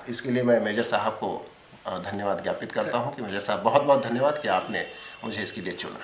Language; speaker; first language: Hindi; non-native, local second language; Marathi